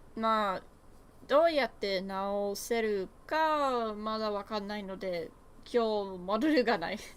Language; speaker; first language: Japanese; non-native, learner; English